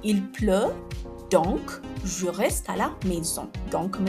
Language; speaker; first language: French; non-native, fluent; Amharic